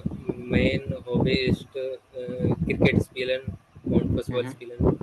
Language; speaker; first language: German; non-native, learner; Hindi